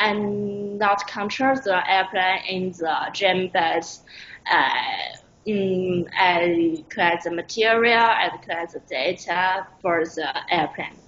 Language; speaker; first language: English; non-native, learner; Chinese